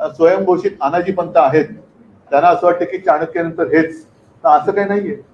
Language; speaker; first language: Marathi; native; Marathi